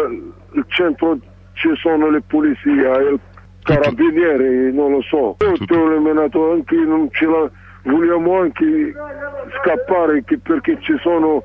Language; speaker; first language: Italian; non-native, learner; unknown